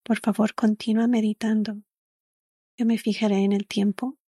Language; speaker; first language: Spanish; early bilingual, other home language; English